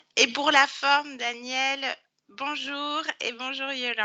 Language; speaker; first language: French; native; French